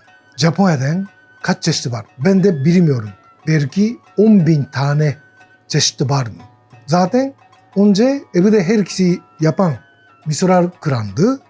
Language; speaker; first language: Turkish; non-native, learner; Japanese